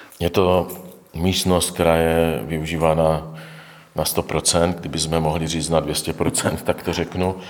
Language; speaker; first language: Czech; native; Czech